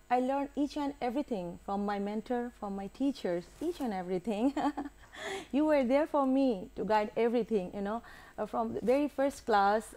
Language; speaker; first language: English; non-native, local second language; Bangla